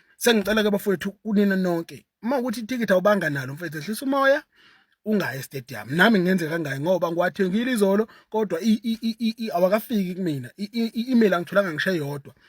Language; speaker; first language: Zulu; native; Zulu